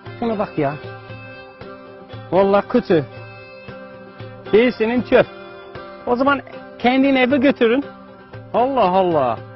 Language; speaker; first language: Turkish; non-native, fluent; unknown